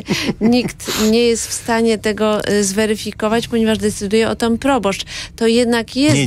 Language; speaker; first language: Polish; native; Polish